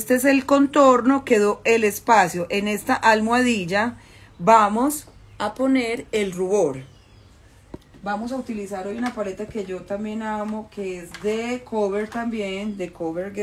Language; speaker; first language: Spanish; native; Spanish